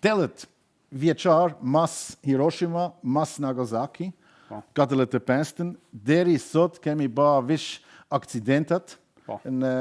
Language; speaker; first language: Albanian; non-native, learner; German